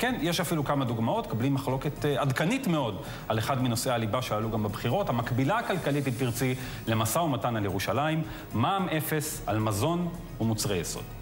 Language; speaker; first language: Hebrew; native; Hebrew